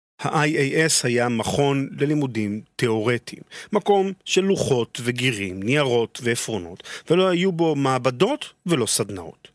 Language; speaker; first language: Hebrew; native; Hebrew